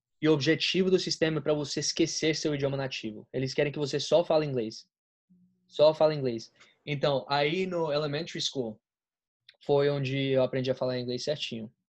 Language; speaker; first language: Portuguese; non-native, fluent; Spanish